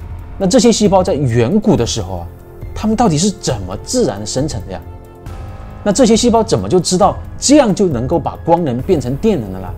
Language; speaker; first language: Chinese; native; Chinese